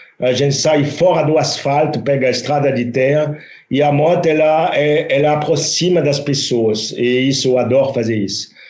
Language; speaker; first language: Portuguese; non-native, fluent; French